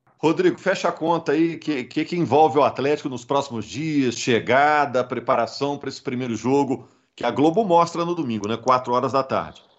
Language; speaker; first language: Portuguese; native; Portuguese